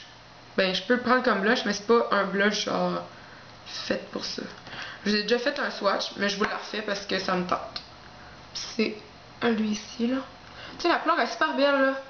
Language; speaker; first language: French; native; French